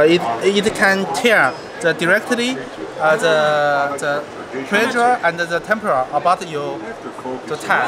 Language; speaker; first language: English; non-native, learner; Chinese